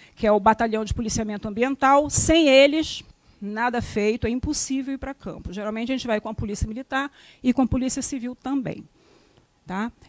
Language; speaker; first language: Portuguese; native; Portuguese